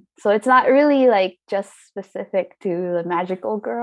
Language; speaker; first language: English; non-native, fluent; Japanese